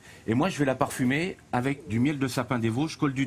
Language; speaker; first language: French; native; French